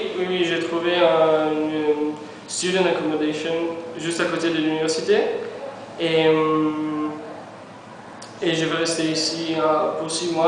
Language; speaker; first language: French; non-native, fluent; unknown